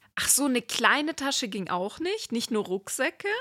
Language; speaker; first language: German; native; German